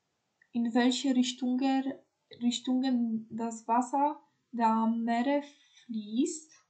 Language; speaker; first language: German; non-native, fluent; Polish